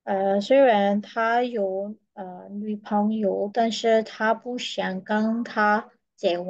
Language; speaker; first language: Chinese; non-native, learner; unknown